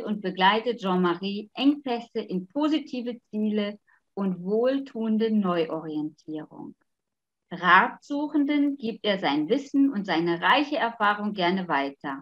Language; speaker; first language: German; native; German